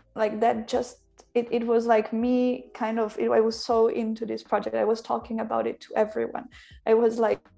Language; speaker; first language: English; non-native, fluent; Italian